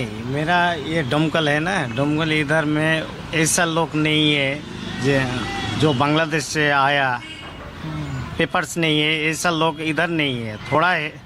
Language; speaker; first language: Hindi; non-native, local second language; Bangla